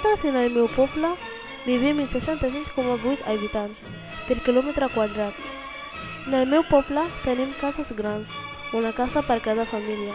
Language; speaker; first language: Catalan; early bilingual, other home language; Arabic